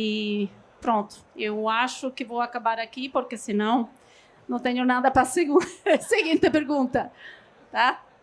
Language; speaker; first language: Portuguese; non-native, fluent; Norwegian